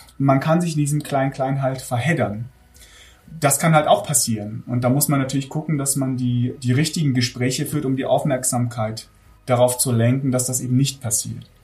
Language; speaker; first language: German; early bilingual, other home language; Armenian